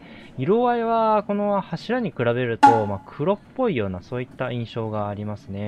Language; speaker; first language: Japanese; native; Japanese